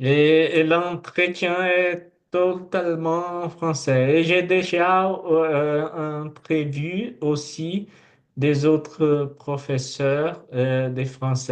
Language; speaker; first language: French; non-native, learner; Portuguese